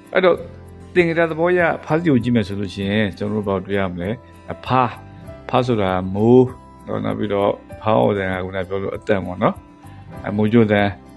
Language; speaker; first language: Burmese; non-native, local second language; S'gaw Karen